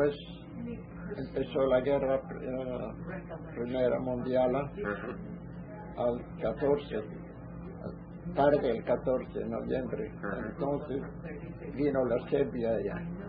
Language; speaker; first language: Spanish; early bilingual, heritage; Ladino